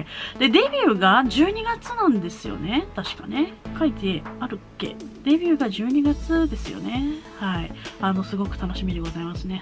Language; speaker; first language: Japanese; native; Japanese